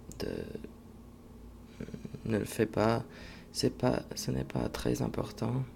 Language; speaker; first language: French; non-native, fluent; English